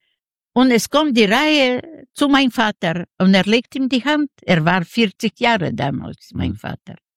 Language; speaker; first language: German; non-native, learner; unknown